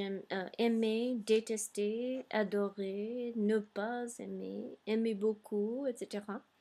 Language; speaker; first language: French; non-native, fluent; English